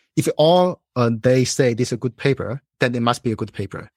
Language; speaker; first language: English; non-native, fluent; Chinese